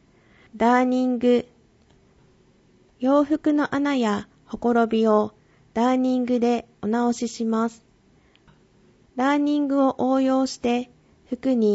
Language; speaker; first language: Japanese; native; Japanese